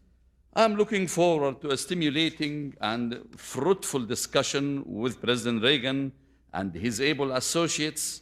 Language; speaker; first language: English; non-native, fluent; Arabic